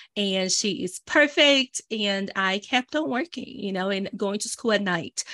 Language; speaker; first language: English; early bilingual, other home language; Portuguese